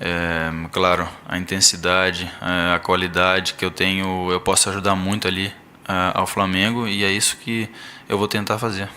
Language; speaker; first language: Portuguese; early bilingual, heritage; Portuguese